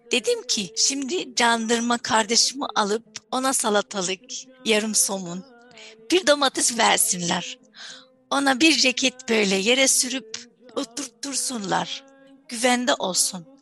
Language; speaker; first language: Turkish; non-native, fluent; Arabic